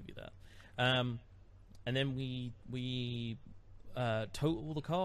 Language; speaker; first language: English; native; English